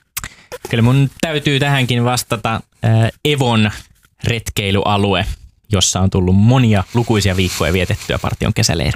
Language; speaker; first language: Finnish; native; Finnish